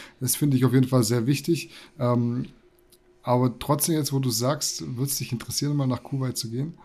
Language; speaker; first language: German; native; German